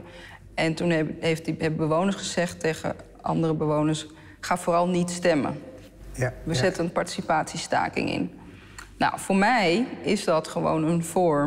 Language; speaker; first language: Dutch; native; Dutch